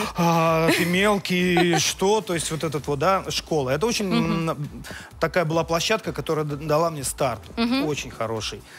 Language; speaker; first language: Russian; native; Russian